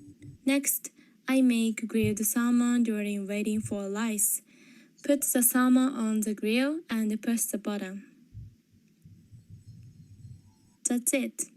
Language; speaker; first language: English; non-native, learner; Japanese